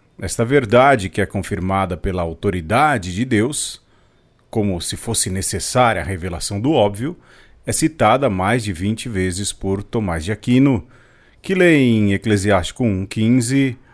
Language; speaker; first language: Portuguese; native; Portuguese